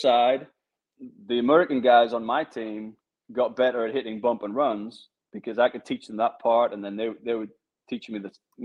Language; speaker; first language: English; native; English